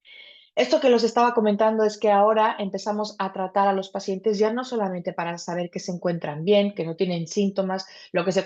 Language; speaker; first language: Spanish; native; Spanish